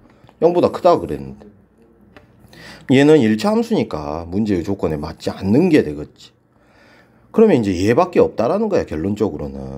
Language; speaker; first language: Korean; native; Korean